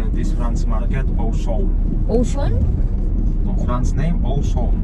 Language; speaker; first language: English; non-native, learner; Polish